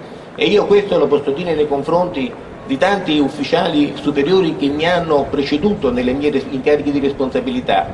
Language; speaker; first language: Italian; native; Italian